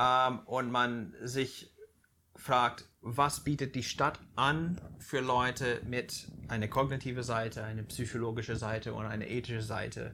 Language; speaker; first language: German; non-native, fluent; English